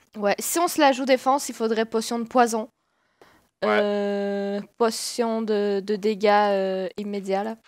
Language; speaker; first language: French; native; French